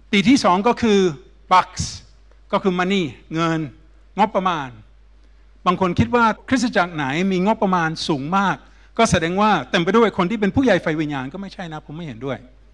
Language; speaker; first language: Thai; non-native, fluent; English